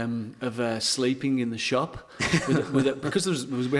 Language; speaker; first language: English; native; English